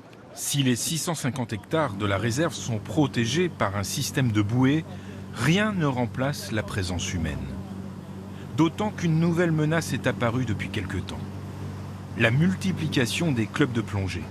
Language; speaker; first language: French; native; French